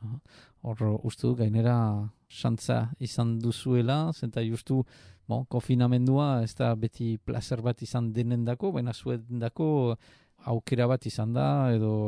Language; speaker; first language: Basque; native; Basque